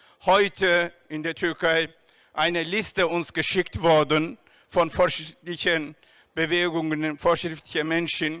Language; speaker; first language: German; non-native, fluent; Turkish